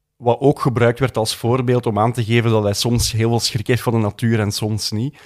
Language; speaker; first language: Dutch; native; Dutch